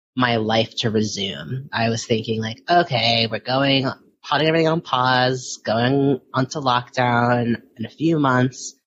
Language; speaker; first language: English; early bilingual, other home language; Filipino